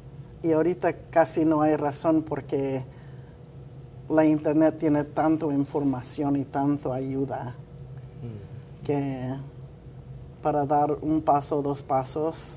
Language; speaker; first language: Spanish; early bilingual, heritage; Spanish